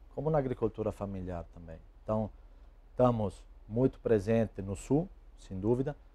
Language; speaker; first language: Portuguese; non-native, fluent; Italian